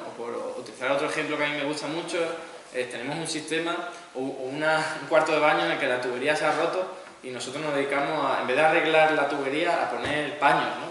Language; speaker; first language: Spanish; native; Spanish